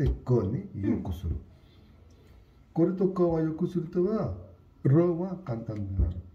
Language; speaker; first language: Japanese; non-native, learner; Hindi